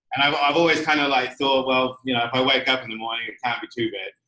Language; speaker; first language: English; native; English